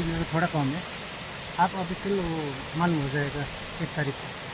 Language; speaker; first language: Hindi; non-native, local second language; Nepali